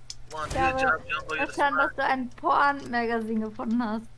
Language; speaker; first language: German; native; German